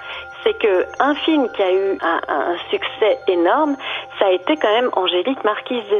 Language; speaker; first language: French; native; French